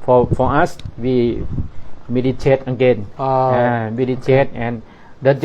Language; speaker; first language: English; non-native, learner; Thai